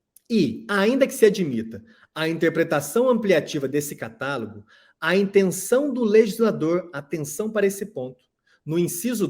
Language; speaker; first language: Portuguese; native; Portuguese